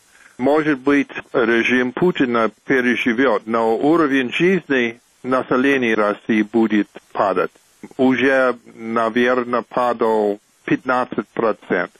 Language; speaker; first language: Russian; non-native, fluent; English